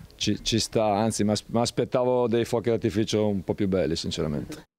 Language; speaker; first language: Italian; native; Italian